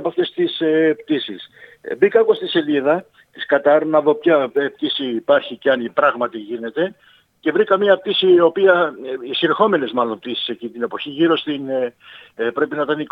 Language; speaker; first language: Greek; native; Greek